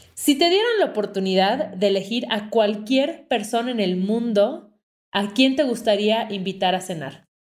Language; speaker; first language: Spanish; native; Spanish